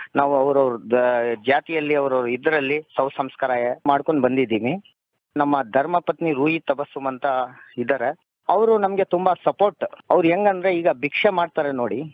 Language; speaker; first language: Kannada; non-native, local second language; Urdu